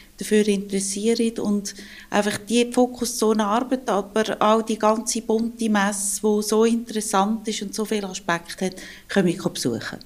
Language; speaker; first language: German; native; German